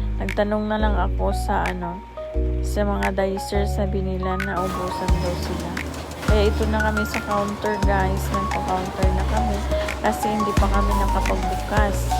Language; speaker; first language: Filipino; non-native, local second language; Hiligaynon